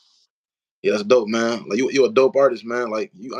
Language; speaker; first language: English; native; English